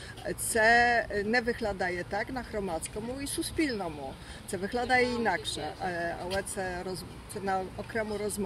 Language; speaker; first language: Ukrainian; early bilingual, heritage; Ukrainian